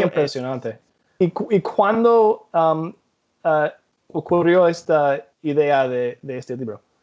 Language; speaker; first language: Spanish; non-native, fluent; English